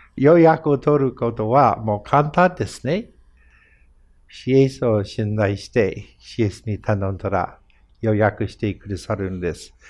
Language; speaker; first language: Japanese; non-native, fluent; English